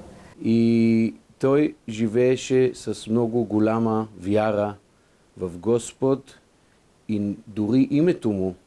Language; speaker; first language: Bulgarian; non-native, fluent; Hebrew